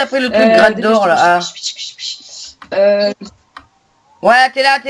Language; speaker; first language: French; native; French